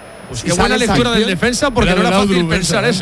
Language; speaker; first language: Spanish; native; Spanish